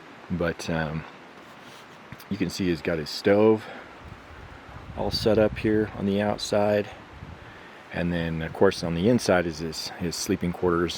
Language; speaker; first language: English; native; English